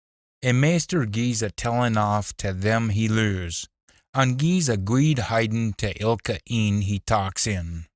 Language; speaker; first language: English; native; English